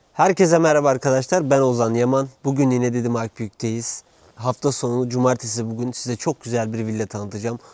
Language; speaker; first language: Turkish; native; Turkish